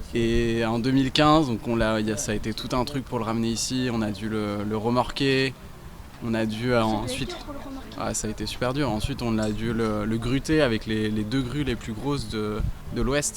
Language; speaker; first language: French; native; French